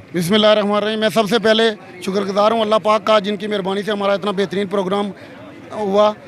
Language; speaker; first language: Urdu; non-native, local second language; Punjabi